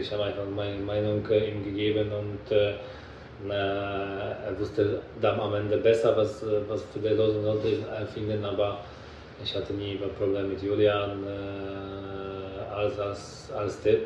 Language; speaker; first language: German; non-native, fluent; Polish